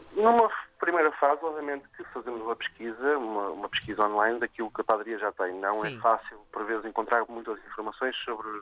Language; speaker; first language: Portuguese; native; Portuguese